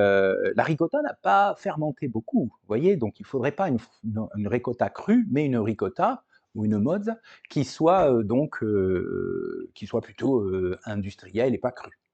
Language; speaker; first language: French; native; French